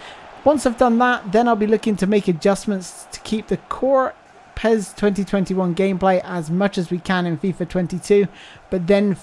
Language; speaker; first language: English; native; English